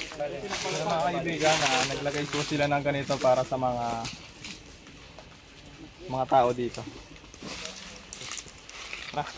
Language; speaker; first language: Filipino; native; Filipino